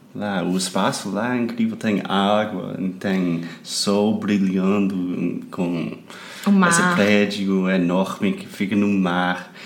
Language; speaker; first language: Portuguese; non-native, fluent; English